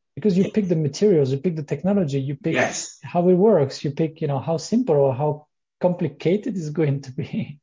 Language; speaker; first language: English; non-native, fluent; French